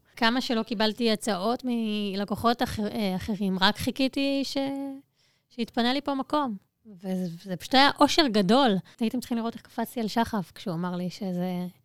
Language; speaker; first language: Hebrew; native; Hebrew